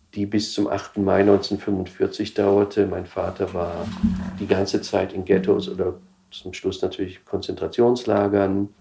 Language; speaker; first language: German; native; German